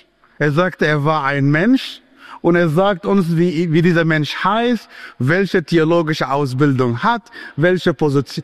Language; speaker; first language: German; non-native, fluent; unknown